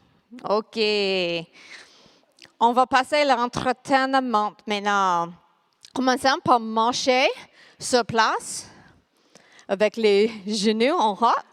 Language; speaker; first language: French; non-native, learner; English